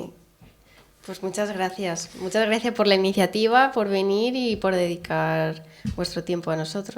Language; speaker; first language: Spanish; native; Spanish